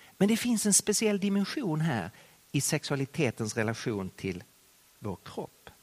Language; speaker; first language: Swedish; native; Swedish